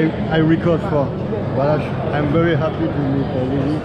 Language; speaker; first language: English; non-native, learner; French